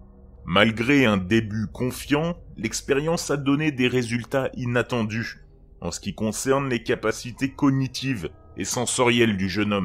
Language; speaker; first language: French; native; French